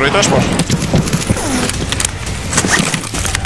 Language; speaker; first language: Russian; native; Russian